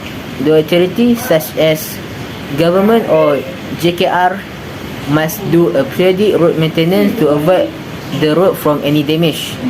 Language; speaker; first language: English; non-native, local second language; Malay